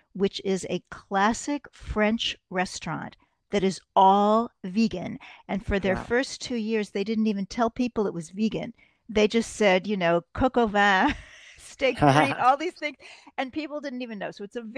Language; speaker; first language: English; native; English